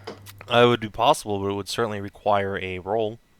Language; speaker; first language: English; native; English